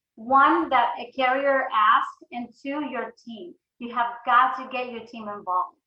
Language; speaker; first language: English; early bilingual, other home language; Spanish